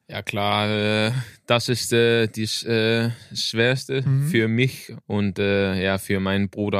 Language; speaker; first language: German; non-native, learner; Danish